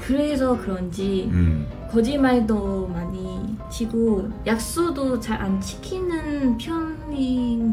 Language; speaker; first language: Korean; non-native, fluent; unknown